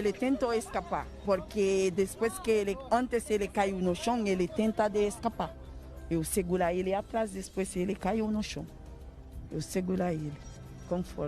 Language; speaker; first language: Portuguese; non-native, learner; Haitian Creole